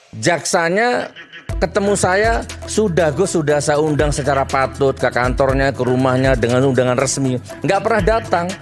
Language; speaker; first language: Indonesian; non-native, local second language; Madurese